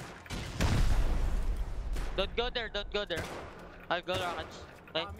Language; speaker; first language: English; non-native, local second language; Filipino